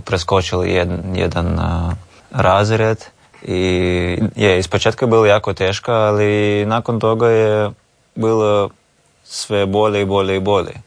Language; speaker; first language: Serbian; non-native, learner; Russian